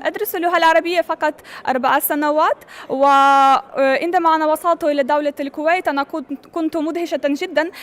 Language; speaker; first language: Arabic; non-native, fluent; Ukrainian